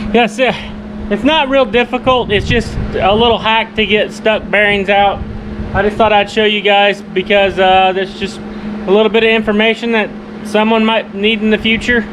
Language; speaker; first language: English; native; English